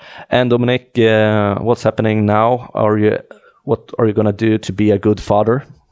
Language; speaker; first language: English; non-native, fluent; Swedish